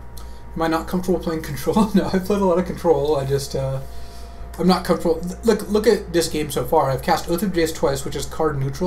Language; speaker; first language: English; native; English